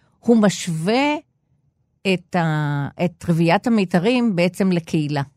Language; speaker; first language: Hebrew; native; Hebrew